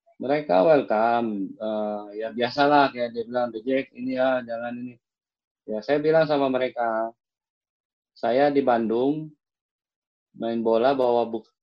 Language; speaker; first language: Indonesian; native; Indonesian